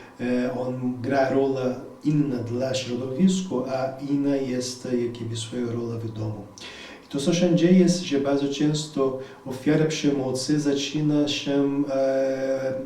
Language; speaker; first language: Polish; non-native, fluent; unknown